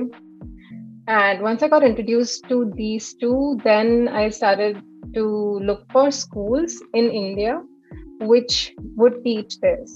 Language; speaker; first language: English; non-native, local second language; Hindi